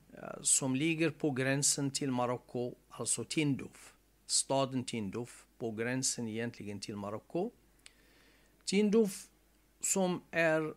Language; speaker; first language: Swedish; non-native, fluent; Arabic